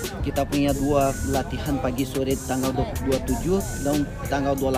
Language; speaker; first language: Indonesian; non-native, learner; Portuguese